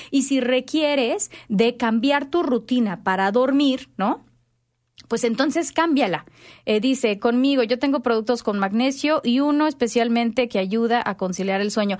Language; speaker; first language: Spanish; native; Spanish